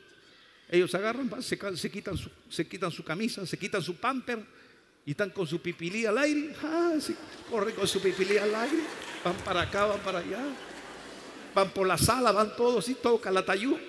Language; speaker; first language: Spanish; native; Spanish